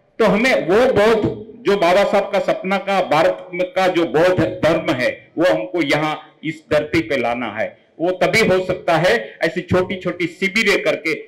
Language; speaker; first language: Hindi; non-native, local second language; Marathi